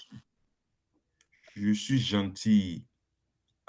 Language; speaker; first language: French; non-native, fluent; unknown